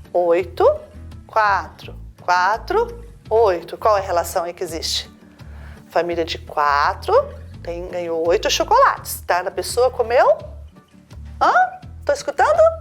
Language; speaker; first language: Portuguese; native; Portuguese